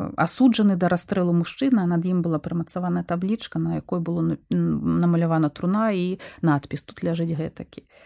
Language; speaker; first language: Belarusian; native; Belarusian